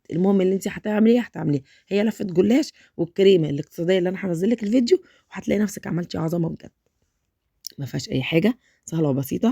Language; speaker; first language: Arabic; native; Arabic